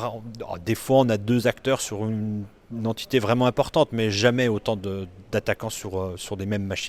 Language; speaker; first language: French; native; French